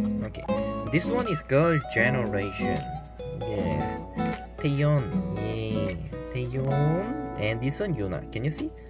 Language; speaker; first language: English; non-native, learner; Korean